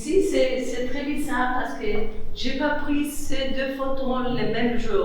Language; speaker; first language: French; non-native, fluent; Spanish